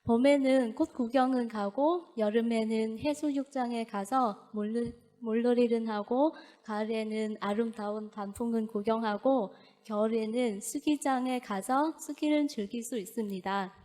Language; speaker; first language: Korean; non-native, fluent; Vietnamese